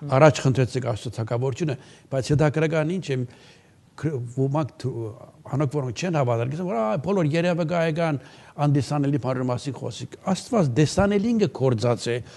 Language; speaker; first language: Armenian; early bilingual, heritage; Armenian